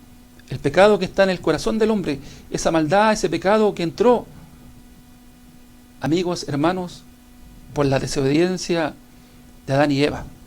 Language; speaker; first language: Spanish; native; Spanish